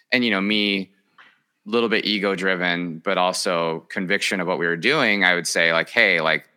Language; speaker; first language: English; early bilingual, other home language; Spanish